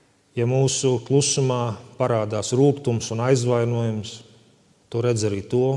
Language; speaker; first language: Latvian; native; Latvian